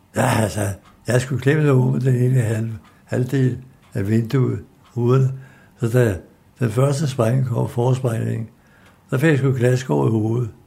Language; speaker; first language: Danish; native; Danish